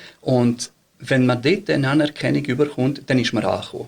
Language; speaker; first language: German; early bilingual, other home language; Bosnian